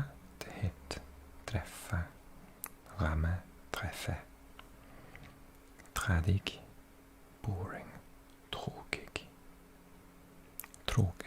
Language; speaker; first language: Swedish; non-native, learner; English